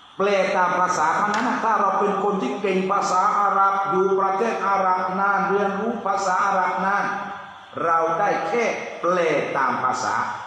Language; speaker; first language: Thai; non-native, local second language; Pattani Malay